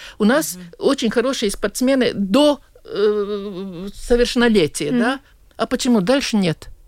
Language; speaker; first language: Russian; non-native, local second language; Latvian